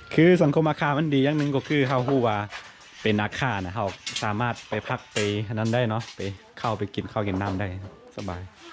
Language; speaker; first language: Thai; non-native, local second language; Akha